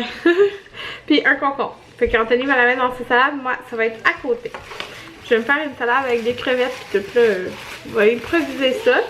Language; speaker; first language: French; native; French